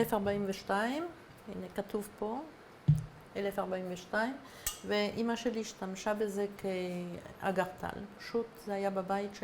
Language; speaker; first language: Hebrew; non-native, fluent; French